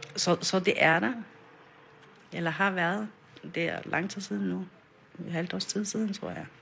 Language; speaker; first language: Danish; non-native, local second language; Faroese